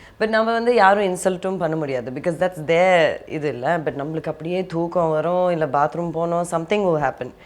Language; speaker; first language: Tamil; early bilingual, heritage; Tamil